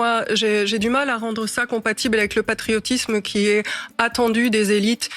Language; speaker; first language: French; native; French